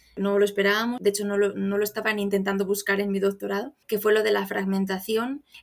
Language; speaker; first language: Spanish; native; Spanish